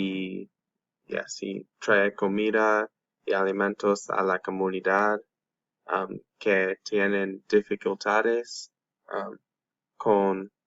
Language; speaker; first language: Spanish; non-native, learner; English